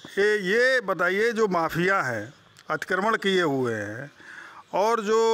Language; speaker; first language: Hindi; native; Hindi